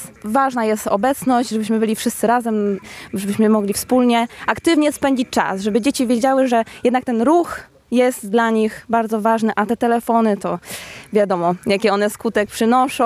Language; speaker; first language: Polish; native; Polish